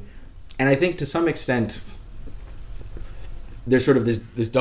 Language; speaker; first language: English; native; English